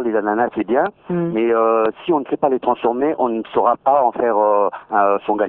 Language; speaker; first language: French; non-native, local second language; Luba-Lulua